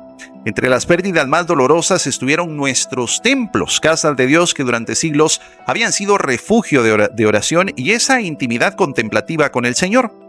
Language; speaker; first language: Spanish; native; Spanish